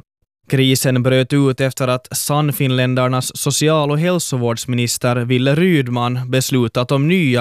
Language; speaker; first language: Swedish; native; Swedish